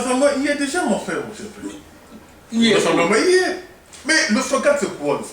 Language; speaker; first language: French; non-native, local second language; Lingala